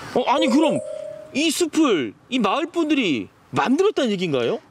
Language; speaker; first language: Korean; native; Korean